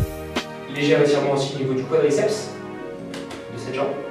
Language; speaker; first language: French; native; French